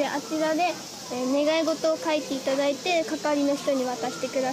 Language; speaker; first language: English; native; English